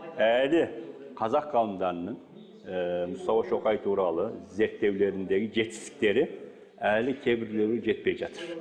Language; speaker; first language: Kazakh; early bilingual, heritage; Kazakh